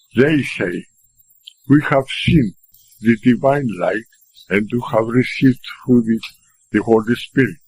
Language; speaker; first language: English; non-native, fluent; Greek